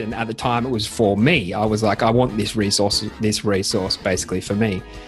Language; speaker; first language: English; native; English